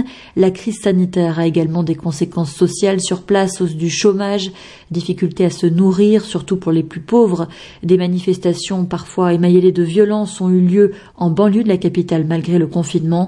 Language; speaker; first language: French; native; French